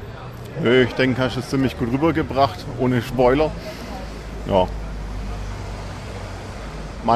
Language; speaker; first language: German; native; German